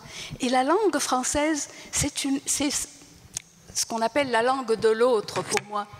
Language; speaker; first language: French; non-native, local second language; Arabic